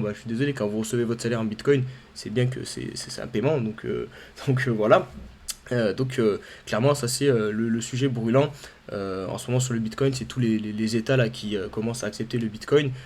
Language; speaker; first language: French; native; French